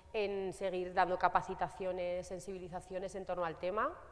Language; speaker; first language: Spanish; native; Spanish